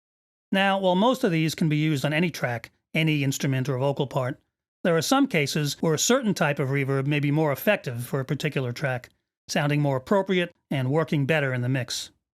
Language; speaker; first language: English; native; English